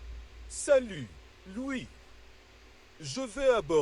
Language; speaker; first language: French; non-native, learner; English